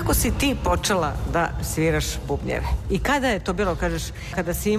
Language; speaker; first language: Serbian; native; Serbian